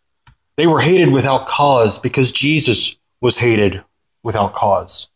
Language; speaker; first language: English; native; English